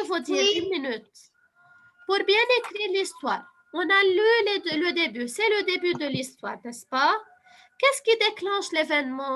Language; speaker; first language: French; non-native, fluent; Arabic